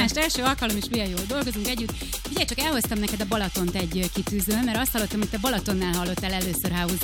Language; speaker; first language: Hungarian; native; Hungarian